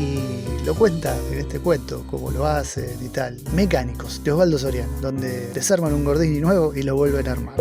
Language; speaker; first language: Spanish; native; Spanish